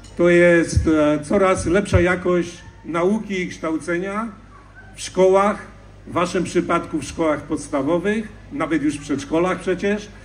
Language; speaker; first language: Polish; native; Polish